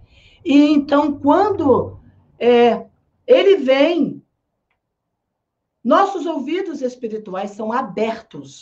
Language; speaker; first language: Portuguese; native; Portuguese